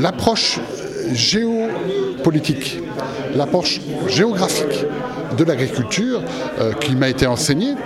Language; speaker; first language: French; native; French